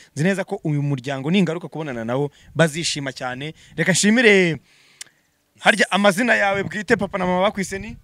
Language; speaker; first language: Kinyarwanda; native; Kinyarwanda